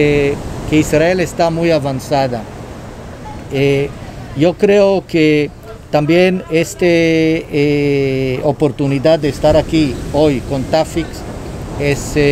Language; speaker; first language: Spanish; non-native, fluent; Hebrew